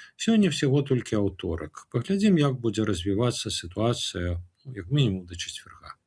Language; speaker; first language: Belarusian; non-native, local second language; Russian